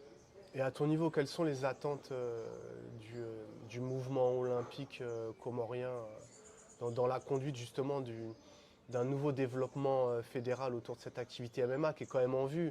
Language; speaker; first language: French; native; French